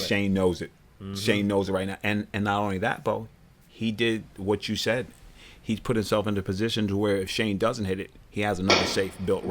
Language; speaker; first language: English; native; English